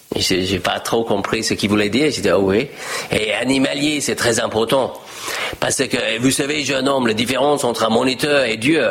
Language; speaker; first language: French; non-native, fluent; English